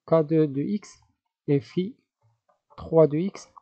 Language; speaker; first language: French; non-native, local second language; Arabic